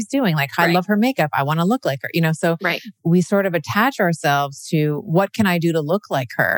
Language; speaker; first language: English; native; English